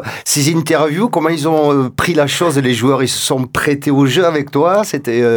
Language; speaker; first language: French; native; French